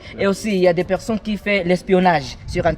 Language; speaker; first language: French; non-native, learner; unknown